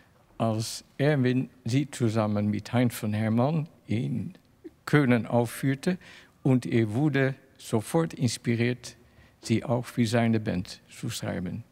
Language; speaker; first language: German; non-native, fluent; Dutch